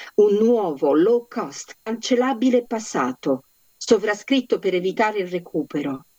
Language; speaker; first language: Italian; non-native, fluent; Polish